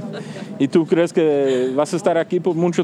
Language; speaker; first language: Spanish; early bilingual, heritage; Spanish